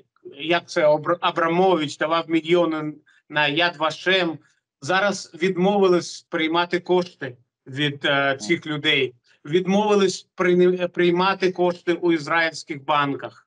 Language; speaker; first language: Ukrainian; non-native, local second language; Russian